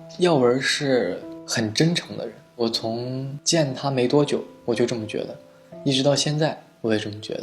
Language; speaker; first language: Chinese; native; Chinese